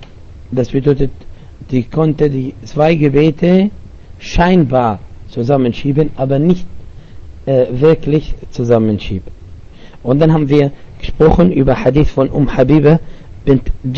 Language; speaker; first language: German; non-native, learner; Arabic